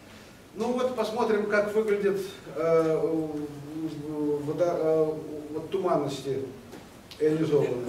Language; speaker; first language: Russian; native; Russian